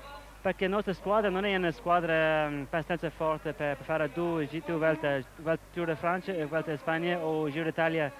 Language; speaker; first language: Italian; non-native, learner; English